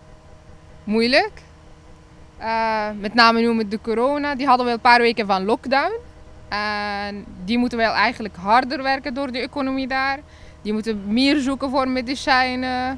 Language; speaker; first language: Dutch; non-native, fluent; Arabic